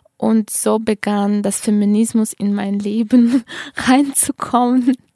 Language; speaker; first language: German; non-native, fluent; Tajik